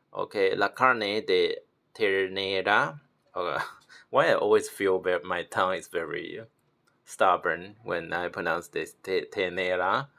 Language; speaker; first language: English; non-native, fluent; Chinese